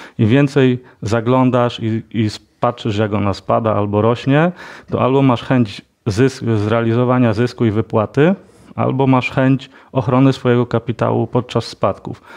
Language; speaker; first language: Polish; native; Polish